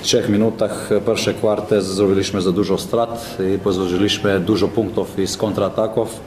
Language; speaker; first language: Polish; non-native, learner; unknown